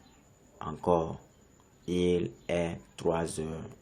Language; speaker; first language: French; non-native, fluent; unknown